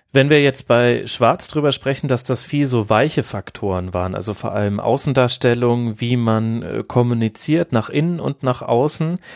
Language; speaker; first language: German; native; German